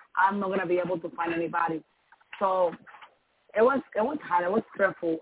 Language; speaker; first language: English; non-native, learner; Spanish